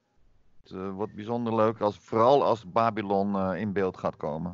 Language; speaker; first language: Dutch; native; Dutch